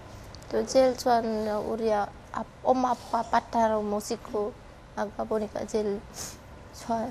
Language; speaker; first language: Korean; non-native, learner; Indonesian